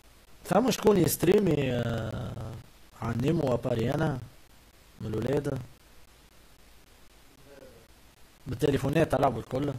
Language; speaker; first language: Arabic; native; Arabic